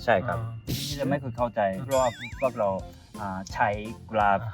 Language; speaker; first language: Thai; non-native, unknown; Japanese